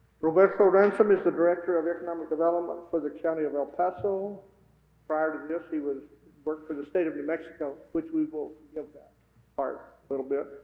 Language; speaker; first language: English; native; English